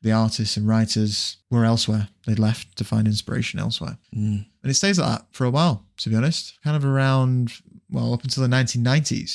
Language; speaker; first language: English; native; English